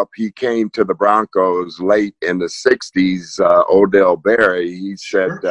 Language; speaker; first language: English; native; English